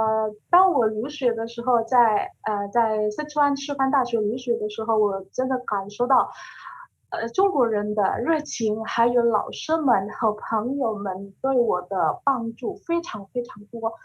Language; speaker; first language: Chinese; non-native, fluent; Indonesian